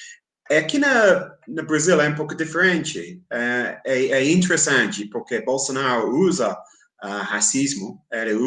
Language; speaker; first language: Portuguese; non-native, fluent; English